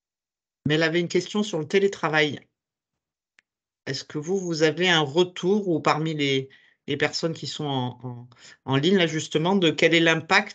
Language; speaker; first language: French; native; French